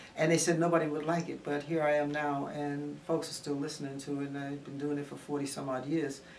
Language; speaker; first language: English; early bilingual, other home language; Spanish